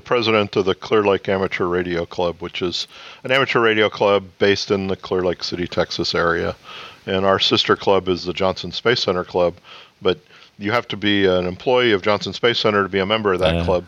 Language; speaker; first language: English; native; English